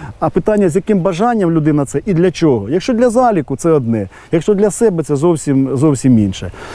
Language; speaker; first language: Ukrainian; native; Ukrainian